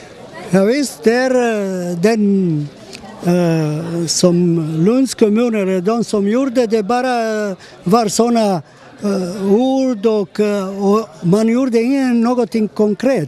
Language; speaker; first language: Swedish; non-native, fluent; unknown